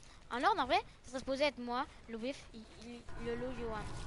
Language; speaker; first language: French; native; French